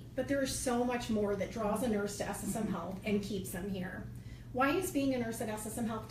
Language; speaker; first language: English; native; English